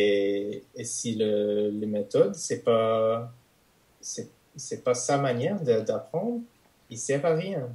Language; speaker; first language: French; non-native, fluent; English